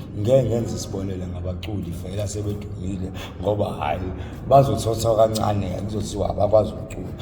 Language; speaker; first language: Zulu; native; Zulu